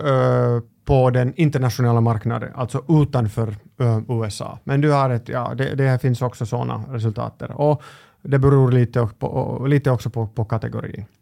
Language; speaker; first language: Swedish; non-native, local second language; Finnish